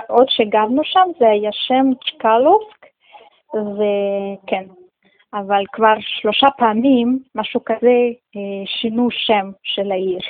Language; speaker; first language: Hebrew; non-native, fluent; Russian